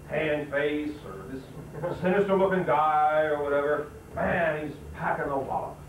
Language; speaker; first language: English; native; English